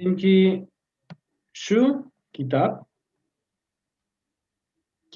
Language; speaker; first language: Turkish; non-native, learner; Spanish